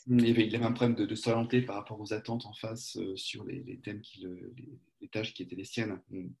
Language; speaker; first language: French; native; French